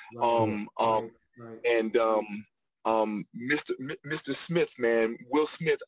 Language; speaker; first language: English; native; English